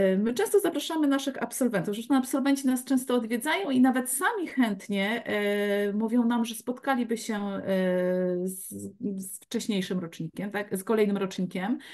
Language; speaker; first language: Polish; native; Polish